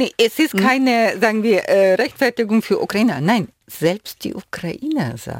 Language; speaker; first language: German; non-native, fluent; Ukrainian